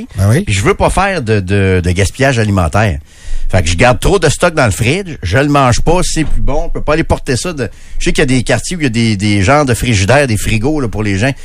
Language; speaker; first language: French; native; French